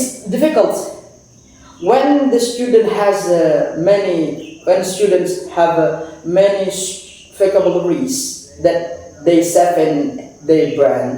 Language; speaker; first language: English; non-native, fluent; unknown